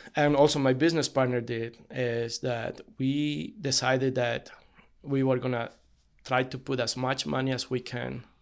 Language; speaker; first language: English; non-native, fluent; Spanish